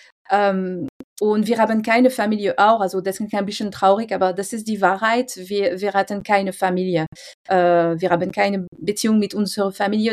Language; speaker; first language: German; non-native, fluent; French